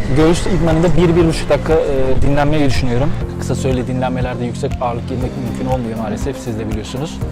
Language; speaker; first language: Turkish; native; Turkish